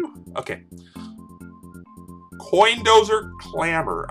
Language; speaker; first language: English; native; English